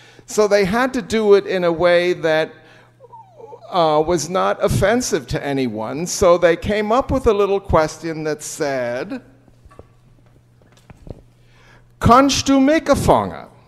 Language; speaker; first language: English; early bilingual, other home language; German